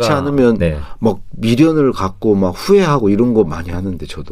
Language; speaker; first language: Korean; native; Korean